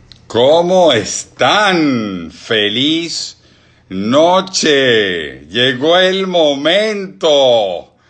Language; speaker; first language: Spanish; native; Spanish